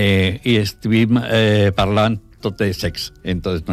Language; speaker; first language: Catalan; non-native, local second language; Spanish